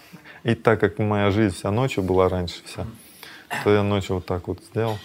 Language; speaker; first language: Russian; native; Russian